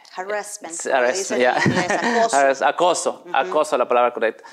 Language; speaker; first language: Spanish; native; Spanish